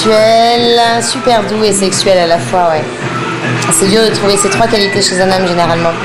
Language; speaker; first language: French; native; French